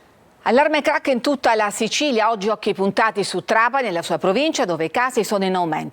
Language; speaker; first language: Italian; native; Italian